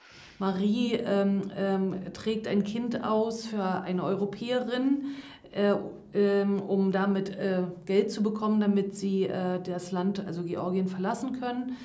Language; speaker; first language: German; native; German